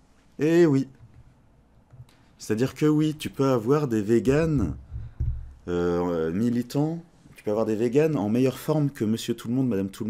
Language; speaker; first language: French; native; French